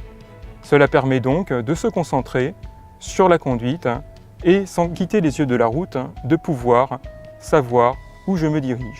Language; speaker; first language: French; native; French